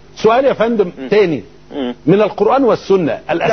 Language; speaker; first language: Arabic; native; Arabic